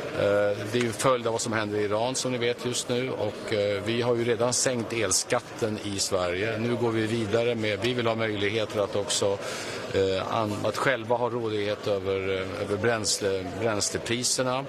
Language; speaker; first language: Swedish; native; Swedish